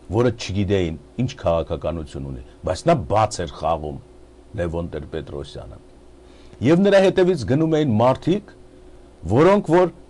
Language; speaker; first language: Armenian; native; Armenian